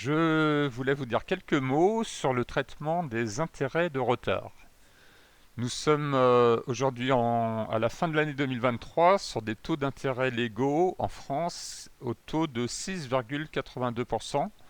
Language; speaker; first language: French; native; French